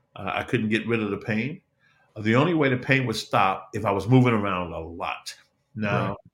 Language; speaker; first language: English; native; English